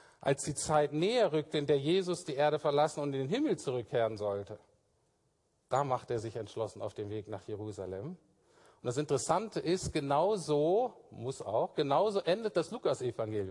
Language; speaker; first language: German; native; German